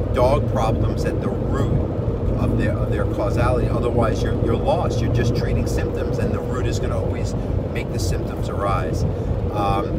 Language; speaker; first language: English; native; English